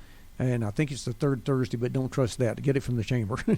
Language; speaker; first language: English; native; English